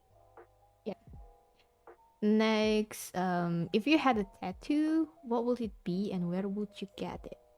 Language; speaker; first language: English; non-native, fluent; Indonesian